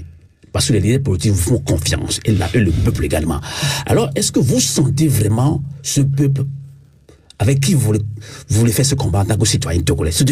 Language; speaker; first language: French; non-native, local second language; Ewe